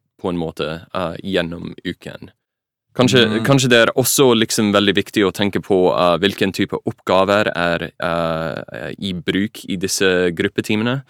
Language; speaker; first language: Norwegian; non-native, fluent; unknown